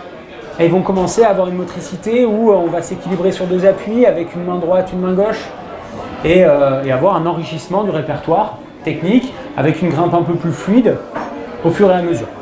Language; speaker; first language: French; native; French